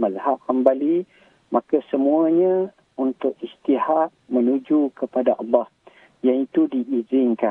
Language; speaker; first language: Malay; native; Malay